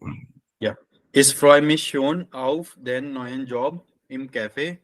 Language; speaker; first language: German; non-native, fluent; Hindi